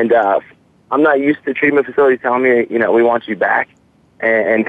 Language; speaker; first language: English; native; English